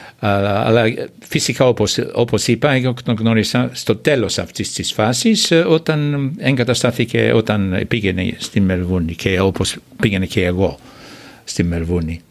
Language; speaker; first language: Greek; non-native, fluent; English